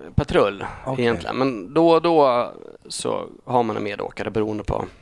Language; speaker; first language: Swedish; native; Swedish